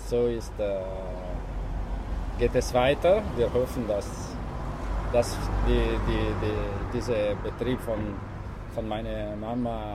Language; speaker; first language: German; non-native, local second language; Italian